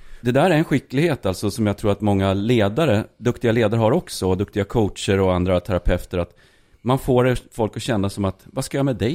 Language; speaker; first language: Swedish; native; Swedish